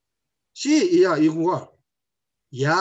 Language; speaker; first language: Spanish; non-native, learner; Korean